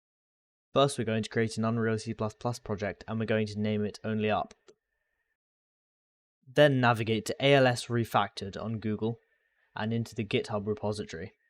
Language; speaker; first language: English; native; English